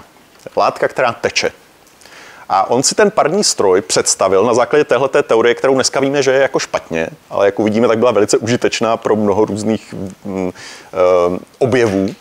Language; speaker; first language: Czech; native; Czech